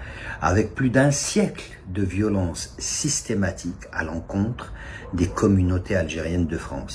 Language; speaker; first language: French; non-native, local second language; Kabyle